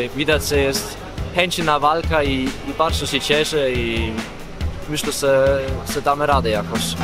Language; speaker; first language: Polish; non-native, learner; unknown